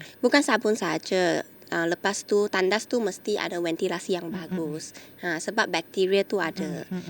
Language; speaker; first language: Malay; non-native, local second language; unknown